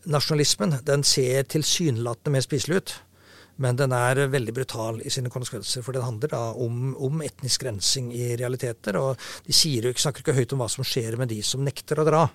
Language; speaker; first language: Norwegian; native; Norwegian